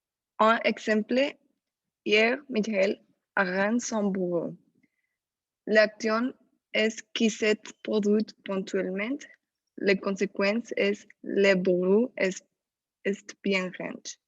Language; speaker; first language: French; non-native, learner; Spanish